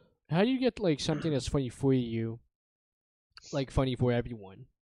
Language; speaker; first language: English; non-native, fluent; French